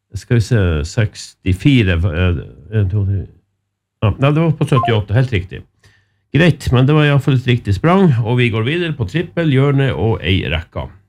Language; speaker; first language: Norwegian; native; Norwegian